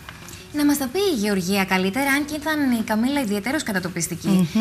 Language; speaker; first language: Greek; native; Greek